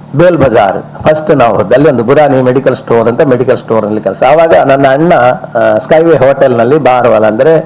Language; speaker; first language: Kannada; non-native, local second language; Malayalam